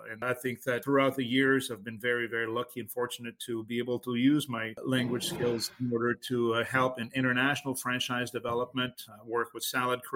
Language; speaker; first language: English; non-native, fluent; French